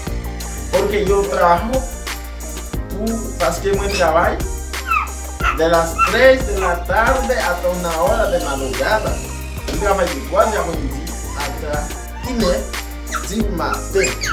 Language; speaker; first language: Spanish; non-native, learner; Haitian Creole